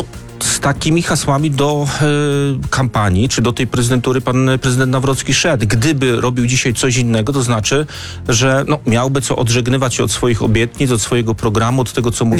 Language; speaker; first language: Polish; native; Polish